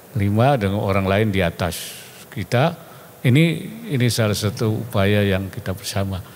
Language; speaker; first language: Indonesian; native; Indonesian